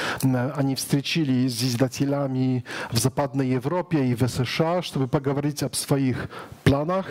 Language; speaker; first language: Russian; non-native, learner; Polish